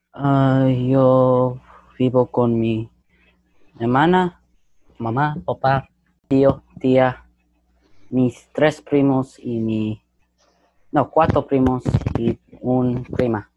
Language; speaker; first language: Spanish; early bilingual, other home language; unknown